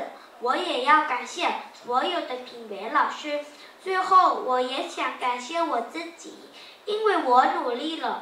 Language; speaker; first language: Chinese; non-native, learner; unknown